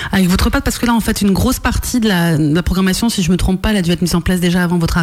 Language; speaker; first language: French; native; French